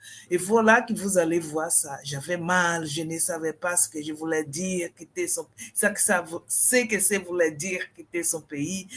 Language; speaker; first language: French; non-native, fluent; Portuguese